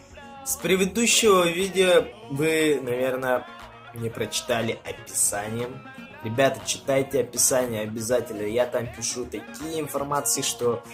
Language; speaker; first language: Russian; non-native, local second language; Yakut